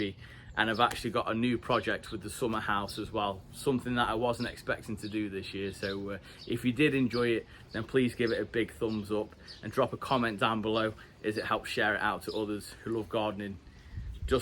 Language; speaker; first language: English; native; English